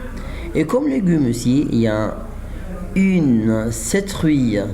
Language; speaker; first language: French; non-native, fluent; Arabic